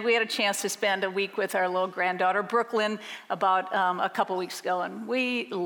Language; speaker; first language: English; native; English